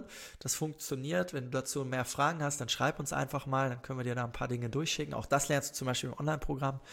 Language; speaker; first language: German; native; German